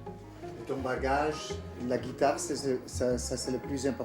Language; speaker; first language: French; non-native, learner; Dutch